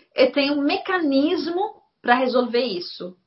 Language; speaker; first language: Portuguese; non-native, fluent; Arabic